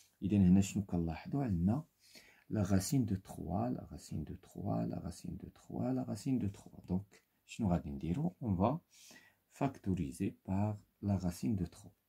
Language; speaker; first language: French; non-native, local second language; Arabic